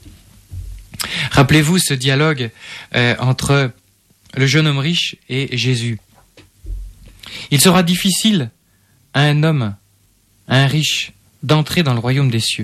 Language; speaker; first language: French; native; French